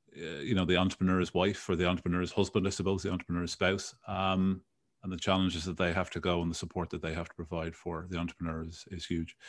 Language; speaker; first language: English; native; English